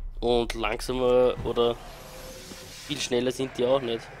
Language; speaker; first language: German; native; German